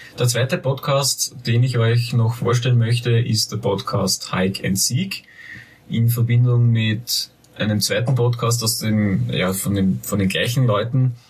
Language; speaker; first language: German; native; German